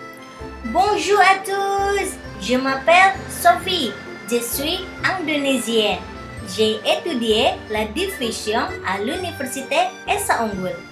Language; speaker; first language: French; non-native, learner; Indonesian